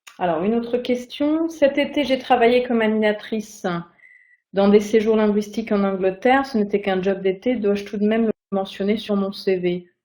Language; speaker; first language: French; native; French